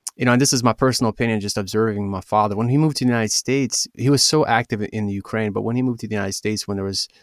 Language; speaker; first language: English; early bilingual, other home language; Ukrainian